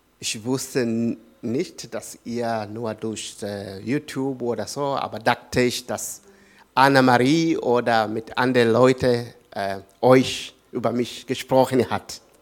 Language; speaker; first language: German; non-native, learner; Swahili